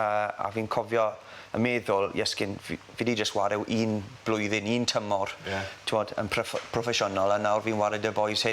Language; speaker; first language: Welsh; native; Welsh